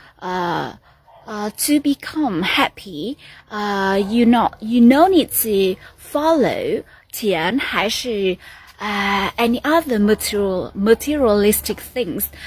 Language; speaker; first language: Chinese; non-native, learner; Vietnamese